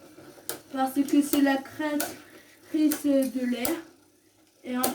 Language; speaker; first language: French; native; French